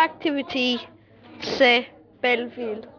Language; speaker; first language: French; non-native, learner; English